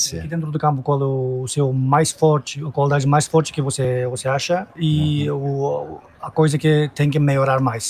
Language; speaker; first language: Portuguese; non-native, fluent; Turkish